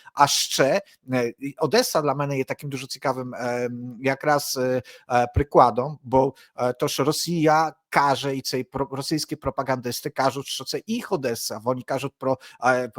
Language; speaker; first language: Polish; non-native, learner; Ukrainian